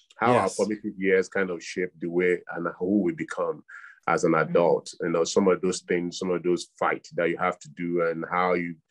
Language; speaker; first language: English; non-native, local second language; Yoruba